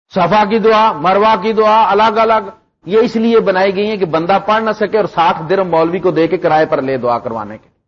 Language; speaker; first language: Urdu; non-native, local second language; Punjabi